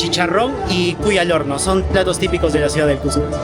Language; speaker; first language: Spanish; native; Spanish